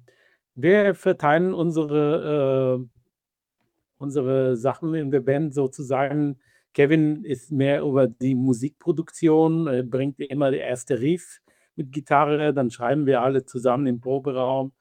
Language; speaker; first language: German; non-native, fluent; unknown